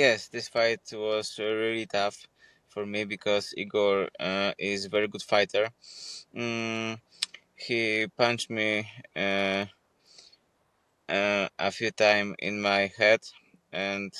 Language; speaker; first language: English; non-native, fluent; Polish